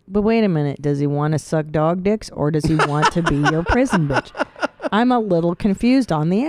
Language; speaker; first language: English; native; English